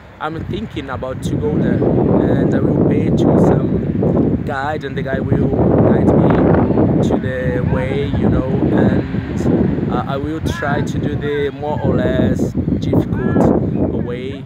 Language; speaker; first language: English; non-native, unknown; Portuguese